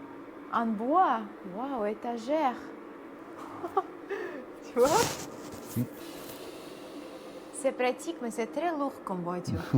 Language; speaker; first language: French; non-native, learner; Russian